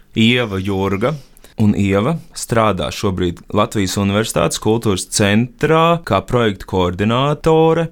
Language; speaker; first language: Latvian; native; Latvian